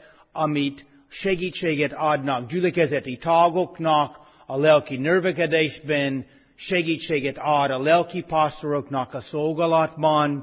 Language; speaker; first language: Hungarian; non-native, fluent; English